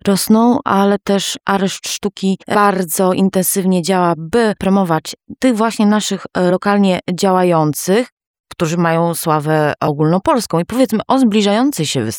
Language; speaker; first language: Polish; native; Polish